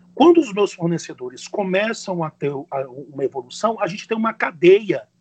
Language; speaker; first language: Portuguese; native; Portuguese